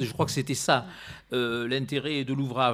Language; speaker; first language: French; native; French